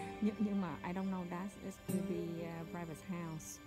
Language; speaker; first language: English; non-native, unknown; Vietnamese